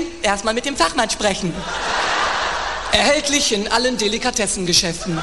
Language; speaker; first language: German; native; German